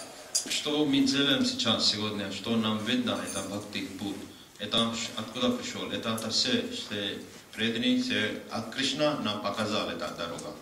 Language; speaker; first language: Russian; non-native, learner; Hindi